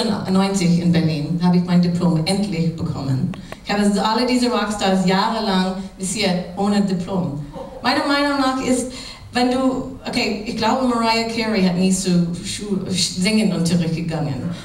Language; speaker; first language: German; non-native, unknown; English